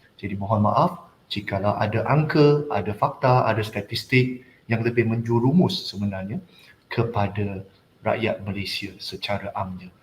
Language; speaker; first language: Malay; non-native, local second language; Chinese